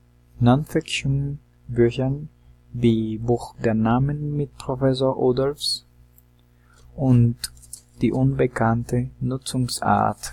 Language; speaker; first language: German; non-native, learner; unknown